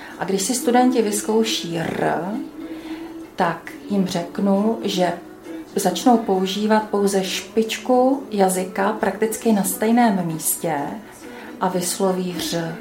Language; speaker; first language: Czech; native; Czech